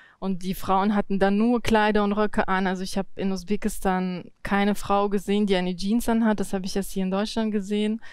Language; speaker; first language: German; early bilingual, other home language; Russian